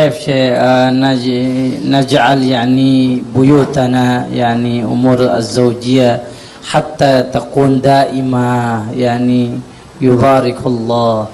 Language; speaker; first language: Arabic; non-native, learner; Indonesian